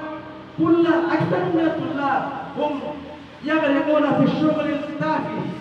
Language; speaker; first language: Arabic; non-native, fluent; Bangla